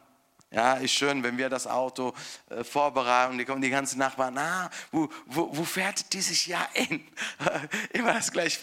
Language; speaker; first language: German; non-native, fluent; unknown